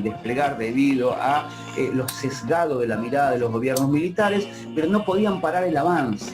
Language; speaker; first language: Spanish; native; Spanish